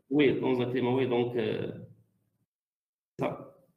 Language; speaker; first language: French; non-native, learner; Arabic